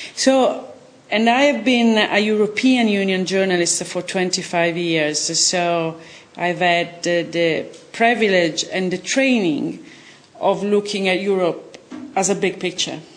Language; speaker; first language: English; non-native, fluent; Italian